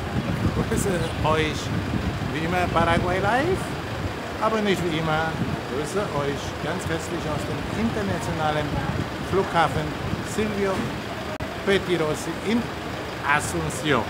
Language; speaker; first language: German; non-native, fluent; Polish